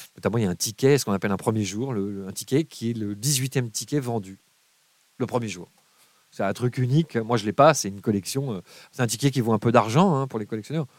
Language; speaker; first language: French; native; French